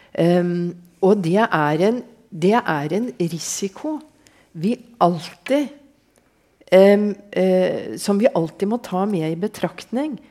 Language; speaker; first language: Norwegian; native; Norwegian